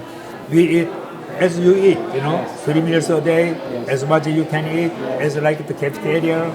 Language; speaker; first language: English; non-native, learner; Korean